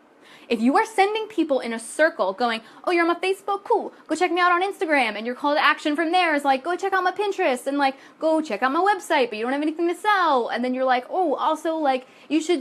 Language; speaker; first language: English; native; English